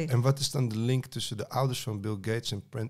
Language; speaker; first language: Dutch; native; Dutch